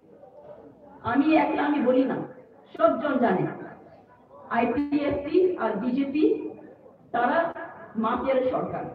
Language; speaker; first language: Bangla; non-native, local second language; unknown